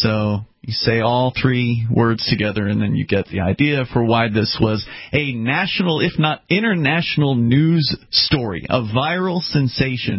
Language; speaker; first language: English; native; English